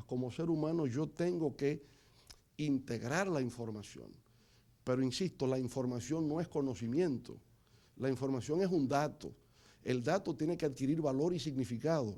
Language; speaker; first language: Spanish; native; Spanish